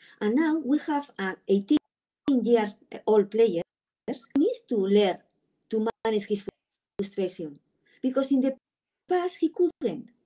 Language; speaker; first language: English; non-native, learner; Spanish